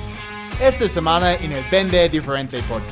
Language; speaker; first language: Spanish; non-native, fluent; English